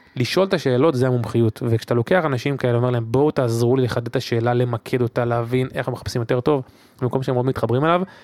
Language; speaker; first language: Hebrew; native; Hebrew